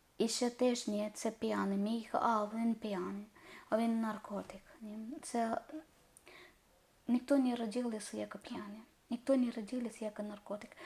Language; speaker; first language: Ukrainian; non-native, learner; Malayalam